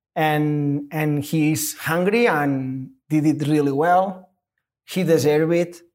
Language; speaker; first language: English; non-native, fluent; Spanish